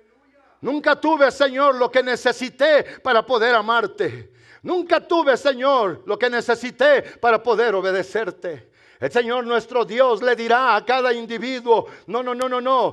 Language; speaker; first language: Spanish; native; Spanish